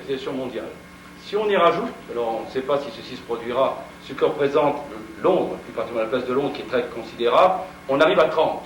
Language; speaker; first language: French; native; French